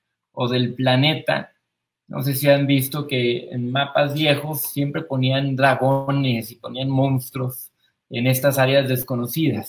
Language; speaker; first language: Spanish; native; Spanish